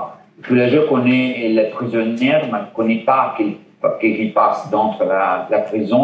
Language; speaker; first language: French; non-native, learner; Italian